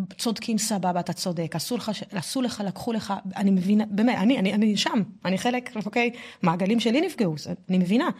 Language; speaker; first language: Hebrew; non-native, fluent; French